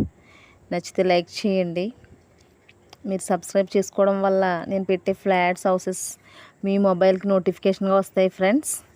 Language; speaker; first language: Telugu; native; Telugu